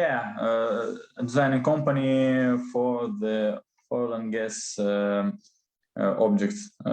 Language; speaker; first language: English; non-native, learner; Russian